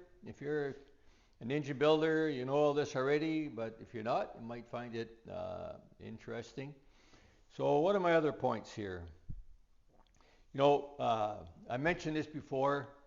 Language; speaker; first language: English; native; English